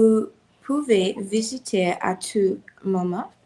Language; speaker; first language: French; non-native, learner; English